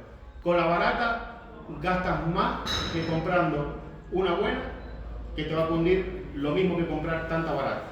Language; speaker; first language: Spanish; native; Spanish